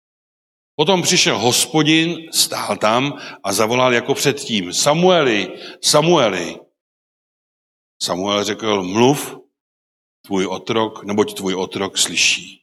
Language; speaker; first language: Czech; non-native, local second language; Polish